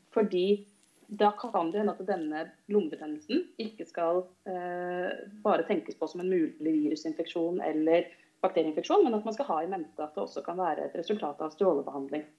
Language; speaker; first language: Norwegian; native; Norwegian